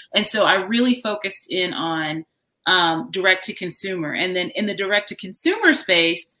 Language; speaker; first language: English; native; English